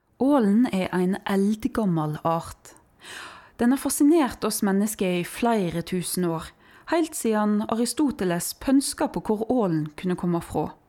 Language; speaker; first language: Norwegian; native; Norwegian